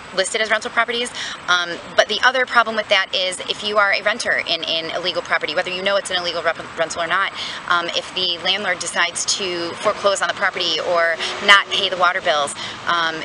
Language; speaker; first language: English; native; English